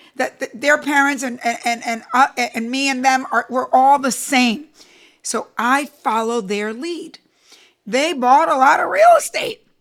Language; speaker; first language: English; early bilingual, other home language; Spanish